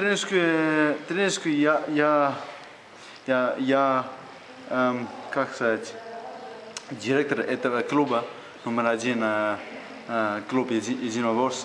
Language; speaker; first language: Russian; non-native, learner; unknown